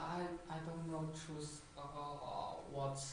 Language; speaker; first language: English; non-native, learner; Chinese